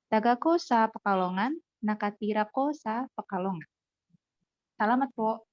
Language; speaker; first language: Filipino; non-native, learner; Indonesian